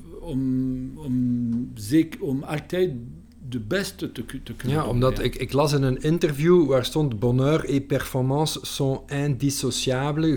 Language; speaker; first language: Dutch; non-native, learner; French